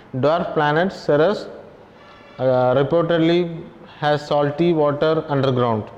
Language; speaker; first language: English; non-native, local second language; Tamil